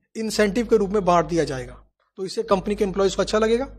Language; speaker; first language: Hindi; native; Hindi